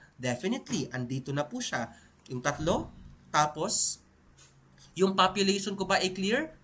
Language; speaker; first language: Filipino; non-native, local second language; Iloko